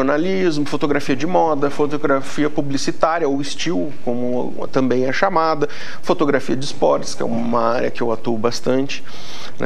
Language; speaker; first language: Portuguese; native; Portuguese